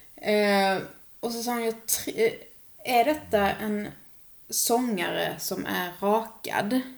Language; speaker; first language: Swedish; native; Swedish